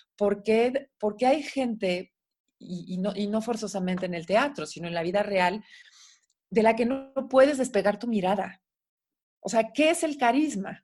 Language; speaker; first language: Spanish; non-native, fluent; French